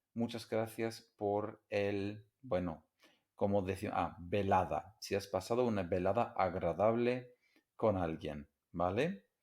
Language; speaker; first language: Spanish; non-native, fluent; English